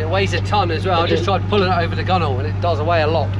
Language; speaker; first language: English; native; English